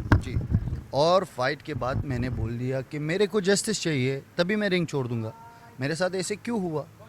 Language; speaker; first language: Hindi; non-native, fluent; Persian